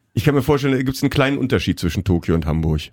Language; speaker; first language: German; native; German